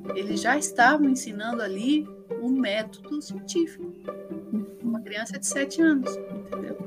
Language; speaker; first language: Portuguese; early bilingual, other home language; Spanish